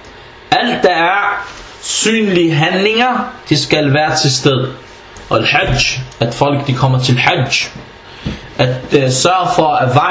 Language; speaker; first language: Danish; early bilingual, other home language; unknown